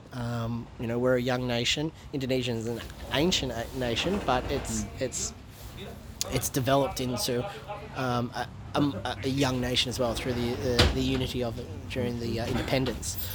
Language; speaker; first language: English; native; English